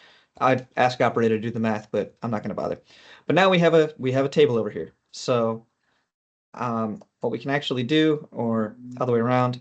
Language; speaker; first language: English; native; English